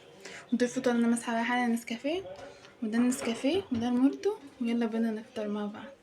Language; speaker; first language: Arabic; native; Arabic